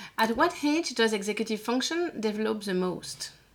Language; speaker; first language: English; non-native, learner; French